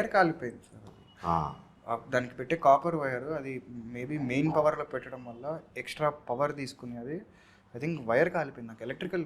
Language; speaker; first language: Telugu; native; Telugu